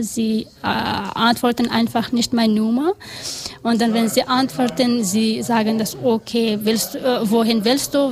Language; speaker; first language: German; non-native, learner; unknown